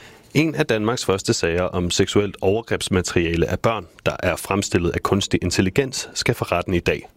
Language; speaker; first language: Danish; native; Danish